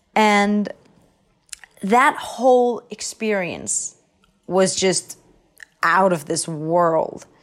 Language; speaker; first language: English; non-native, fluent; Danish